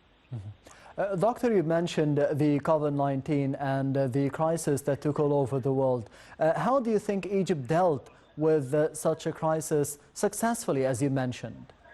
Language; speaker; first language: English; non-native, fluent; Arabic